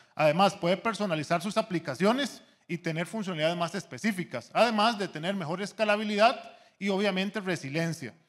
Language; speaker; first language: Spanish; native; Spanish